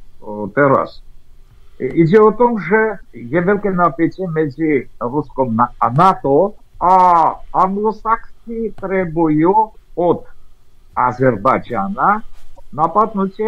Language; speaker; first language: Slovak; non-native, fluent; Armenian